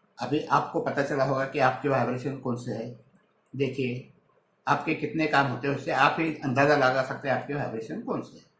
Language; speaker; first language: Hindi; non-native, local second language; Marathi